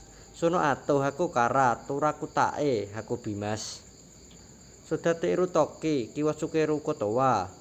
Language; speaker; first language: Japanese; non-native, learner; Indonesian